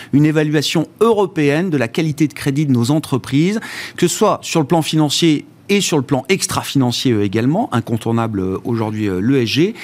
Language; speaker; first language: French; native; French